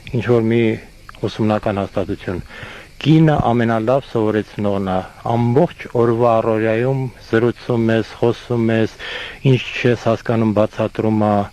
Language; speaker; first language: Armenian; non-native, fluent; Estonian